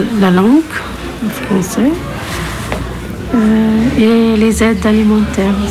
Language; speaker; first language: French; non-native, learner; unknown